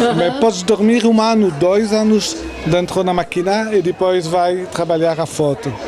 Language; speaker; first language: Portuguese; non-native, fluent; French